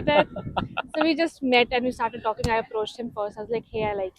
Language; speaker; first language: English; non-native, local second language; Hindi